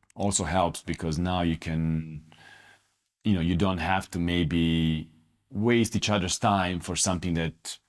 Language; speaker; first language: English; non-native, fluent; Croatian